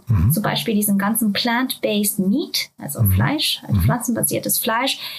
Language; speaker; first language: German; non-native, fluent; Japanese